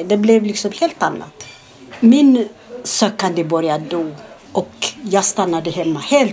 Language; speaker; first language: Swedish; non-native, fluent; Amharic